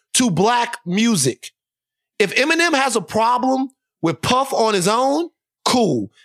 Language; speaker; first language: English; native; English